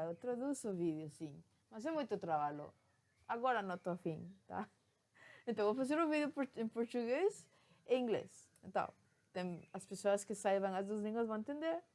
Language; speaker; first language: Portuguese; non-native, fluent; Spanish